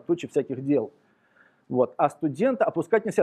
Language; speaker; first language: Russian; native; Russian